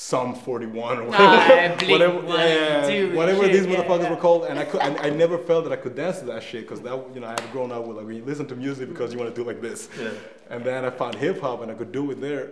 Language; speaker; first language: English; non-native, fluent; Danish